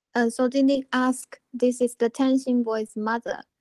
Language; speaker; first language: English; non-native, fluent; Chinese